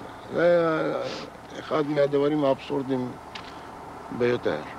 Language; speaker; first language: Hebrew; non-native, fluent; Ladino